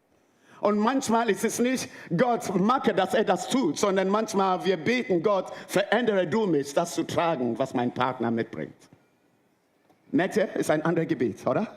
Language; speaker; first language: German; non-native, fluent; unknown